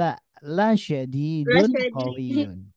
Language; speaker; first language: Arabic; non-native, fluent; Indonesian